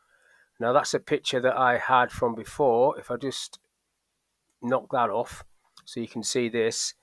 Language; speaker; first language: English; native; English